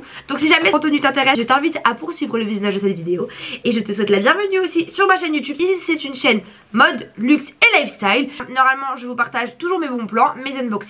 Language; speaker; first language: French; native; French